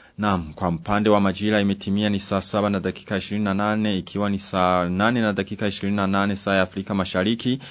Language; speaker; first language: Swahili; non-native, local second language; Rundi